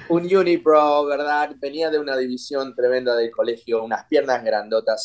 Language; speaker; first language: Spanish; early bilingual, other home language; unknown